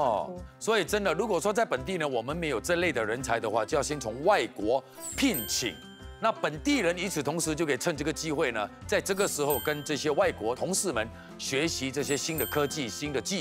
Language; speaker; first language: Chinese; native; Chinese